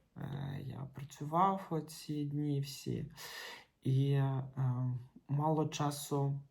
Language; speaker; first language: Ukrainian; native; Ukrainian